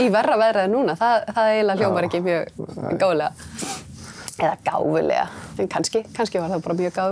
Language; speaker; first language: Icelandic; native; Icelandic